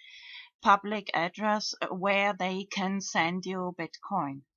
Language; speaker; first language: English; non-native, learner; German